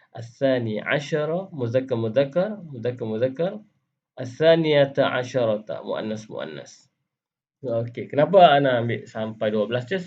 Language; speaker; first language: Malay; native; Malay